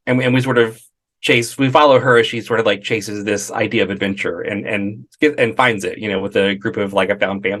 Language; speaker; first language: English; native; English